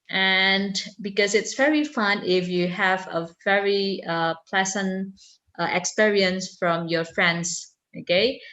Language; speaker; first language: English; non-native, fluent; Indonesian